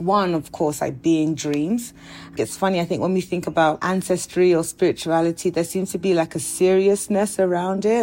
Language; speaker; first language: English; native; English